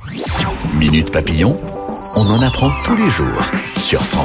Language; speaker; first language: French; native; French